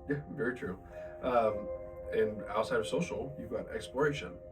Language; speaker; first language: English; native; English